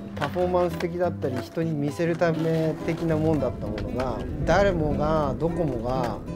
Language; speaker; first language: Japanese; native; Japanese